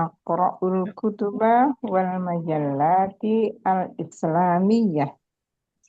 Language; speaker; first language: Arabic; non-native, learner; Indonesian